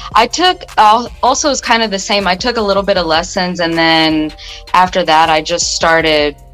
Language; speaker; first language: English; native; English